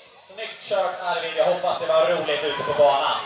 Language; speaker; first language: Swedish; native; Swedish